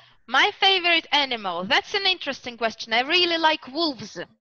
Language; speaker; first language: English; non-native, fluent; Russian